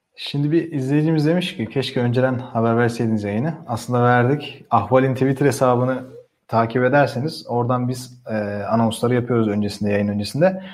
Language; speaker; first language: Turkish; native; Turkish